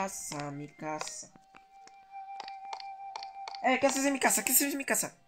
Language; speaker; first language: Spanish; native; Spanish